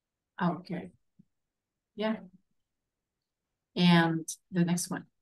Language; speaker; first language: English; non-native, fluent; Vietnamese